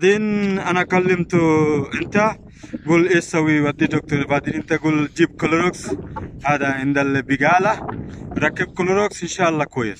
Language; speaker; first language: Arabic; non-native, learner; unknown